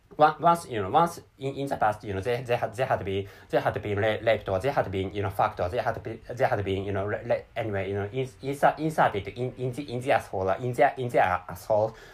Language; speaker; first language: English; non-native, learner; Japanese